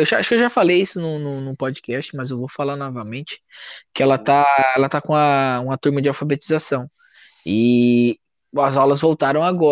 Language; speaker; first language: Portuguese; native; Portuguese